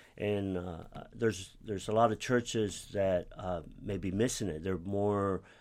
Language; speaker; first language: English; early bilingual, other home language; Spanish